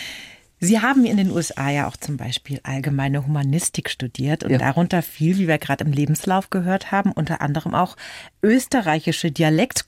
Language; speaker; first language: German; native; German